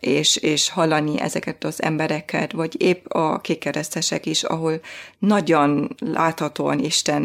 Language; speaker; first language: Hungarian; non-native, fluent; German